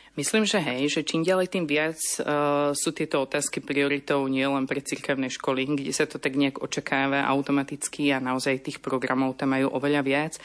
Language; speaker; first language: Slovak; native; Slovak